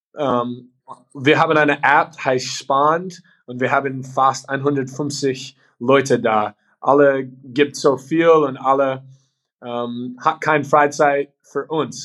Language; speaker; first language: German; non-native, learner; English